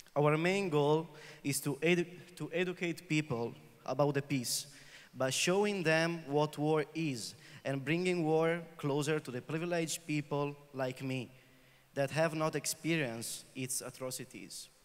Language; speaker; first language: English; non-native, fluent; Italian